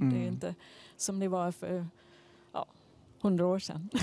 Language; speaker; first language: Swedish; non-native, fluent; English